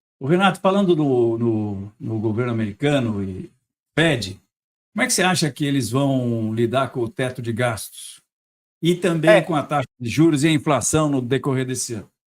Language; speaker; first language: Portuguese; native; Portuguese